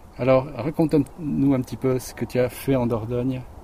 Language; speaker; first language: French; native; French